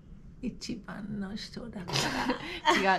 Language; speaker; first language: Japanese; non-native, fluent; English